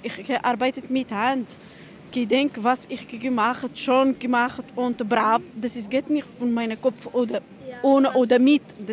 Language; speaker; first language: German; non-native, learner; Arabic